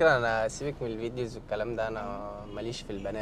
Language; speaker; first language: Arabic; native; Arabic